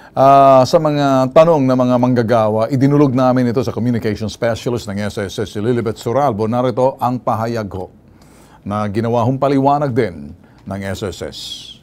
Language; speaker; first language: Filipino; native; Filipino